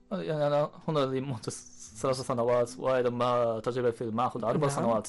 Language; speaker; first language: Arabic; non-native, learner; Japanese